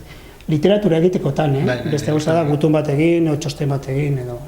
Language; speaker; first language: Basque; non-native, local second language; Spanish